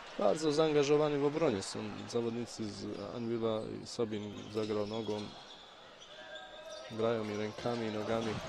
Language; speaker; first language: Polish; non-native, fluent; Bosnian